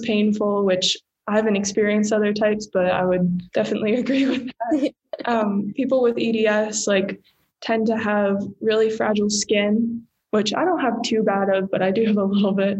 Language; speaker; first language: English; native; English